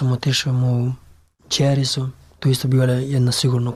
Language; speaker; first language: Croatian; non-native, learner; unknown